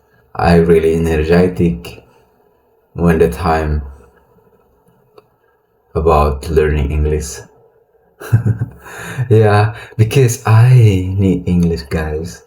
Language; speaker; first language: English; non-native, learner; Indonesian